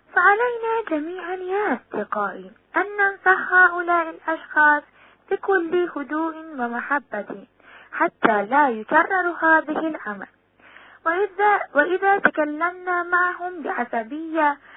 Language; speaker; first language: Arabic; non-native, local second language; Persian